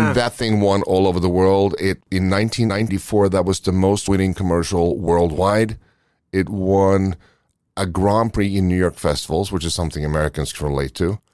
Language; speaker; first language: English; non-native, fluent; Norwegian